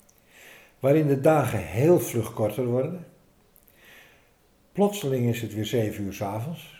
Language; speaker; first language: Dutch; native; Dutch